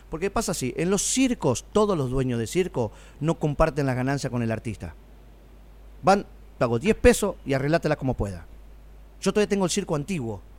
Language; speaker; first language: Spanish; native; Spanish